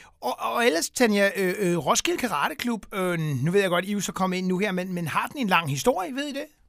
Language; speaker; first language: Danish; native; Danish